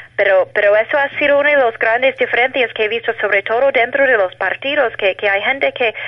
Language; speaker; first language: Spanish; non-native, fluent; English